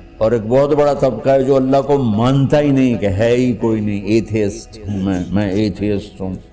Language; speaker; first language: Urdu; non-native, local second language; Punjabi